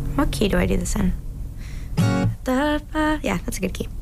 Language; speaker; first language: English; native; English